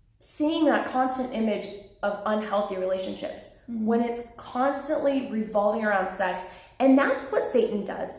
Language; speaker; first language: English; native; English